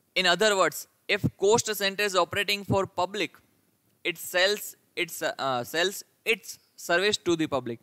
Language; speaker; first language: English; non-native, local second language; Gujarati